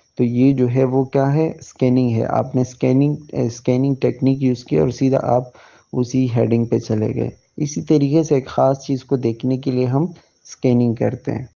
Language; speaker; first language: Urdu; native; Urdu